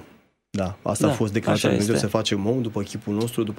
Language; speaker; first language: Romanian; native; Romanian